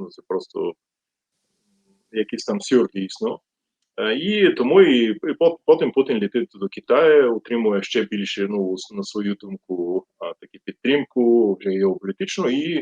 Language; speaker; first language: Ukrainian; non-native, fluent; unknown